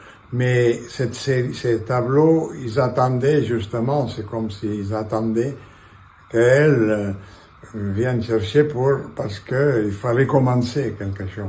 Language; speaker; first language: French; non-native, fluent; Catalan